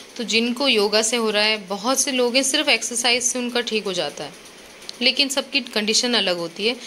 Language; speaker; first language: Hindi; native; Hindi